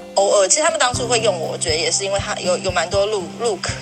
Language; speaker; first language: Chinese; native; Chinese